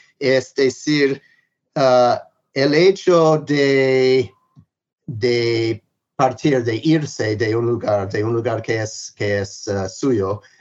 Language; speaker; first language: Spanish; non-native, fluent; English